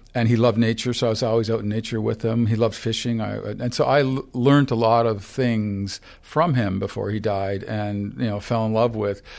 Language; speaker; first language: English; non-native, fluent; Ukrainian